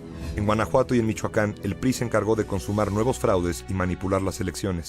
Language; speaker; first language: Spanish; native; Spanish